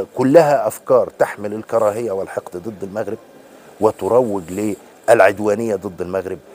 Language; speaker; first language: Arabic; native; Arabic